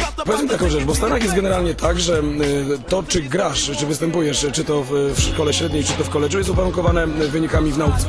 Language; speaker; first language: Polish; native; Polish